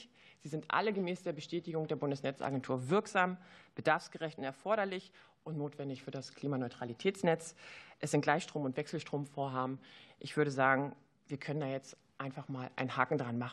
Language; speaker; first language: German; native; German